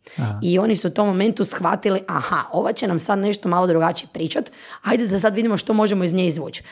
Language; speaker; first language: Croatian; native; Croatian